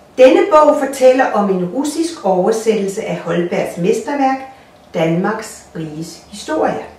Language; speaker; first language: Danish; non-native, fluent; Russian